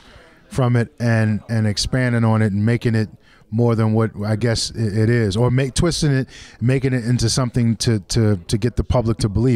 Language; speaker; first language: English; native; English